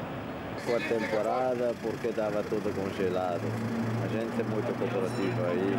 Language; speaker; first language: Portuguese; non-native, learner; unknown